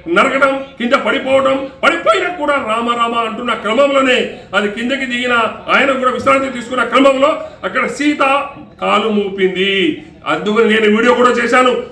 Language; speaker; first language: Telugu; non-native, local second language; Lambadi